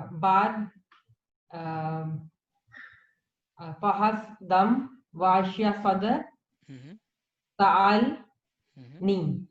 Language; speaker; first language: Arabic; non-native, learner; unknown